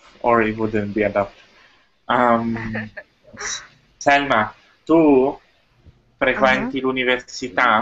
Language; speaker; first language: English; non-native, fluent; Italian